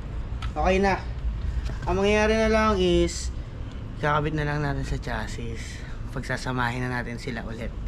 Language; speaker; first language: Filipino; native; Filipino